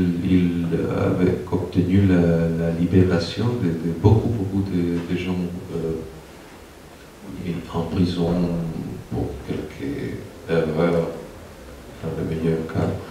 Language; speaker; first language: French; non-native, fluent; Spanish